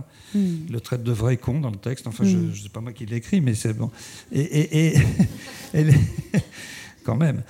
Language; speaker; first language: French; native; French